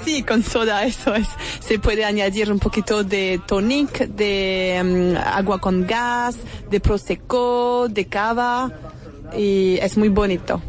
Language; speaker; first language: Spanish; non-native, fluent; French